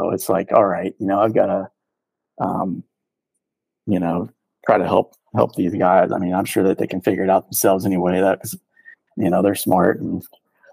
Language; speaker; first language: English; native; English